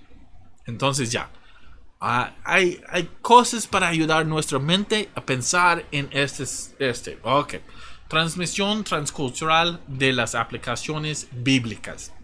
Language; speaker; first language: Spanish; non-native, fluent; English